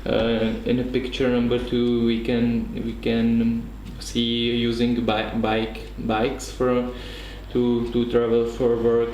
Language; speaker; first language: English; non-native, learner; Czech